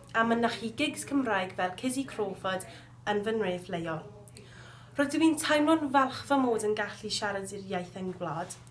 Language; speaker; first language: Welsh; non-native, local second language; English